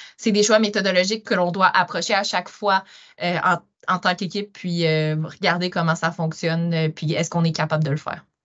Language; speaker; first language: French; native; French